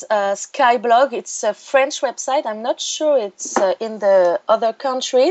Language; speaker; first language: English; non-native, fluent; French